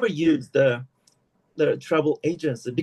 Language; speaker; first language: English; non-native, learner; Korean